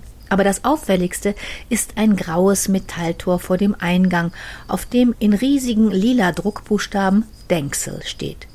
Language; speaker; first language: German; native; German